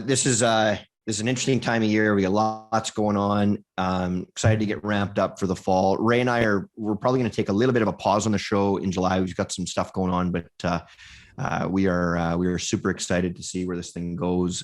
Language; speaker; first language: English; native; English